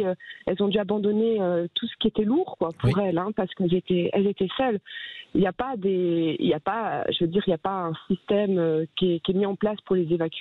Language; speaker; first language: French; native; French